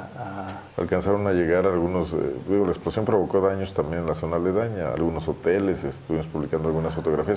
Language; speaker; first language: Spanish; native; Spanish